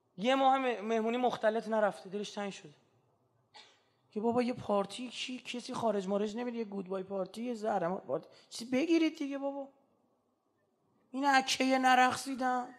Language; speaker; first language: Persian; native; Persian